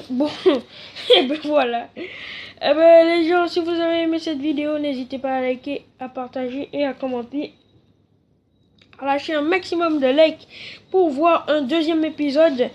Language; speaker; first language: French; native; French